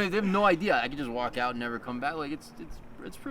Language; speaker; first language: English; native; English